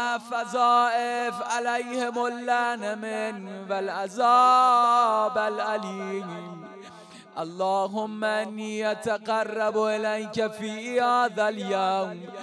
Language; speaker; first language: Arabic; non-native, fluent; Persian